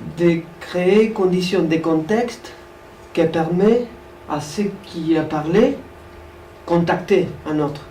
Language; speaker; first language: French; non-native, fluent; Spanish